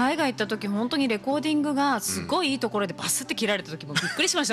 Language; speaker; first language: Japanese; native; Japanese